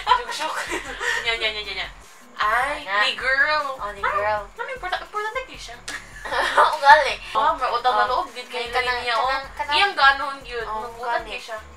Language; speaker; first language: English; non-native, local second language; Cebuano